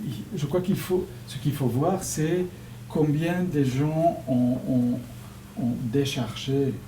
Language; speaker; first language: French; non-native, fluent; Spanish